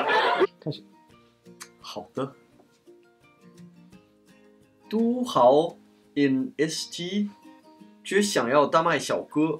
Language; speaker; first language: Chinese; non-native, fluent; Danish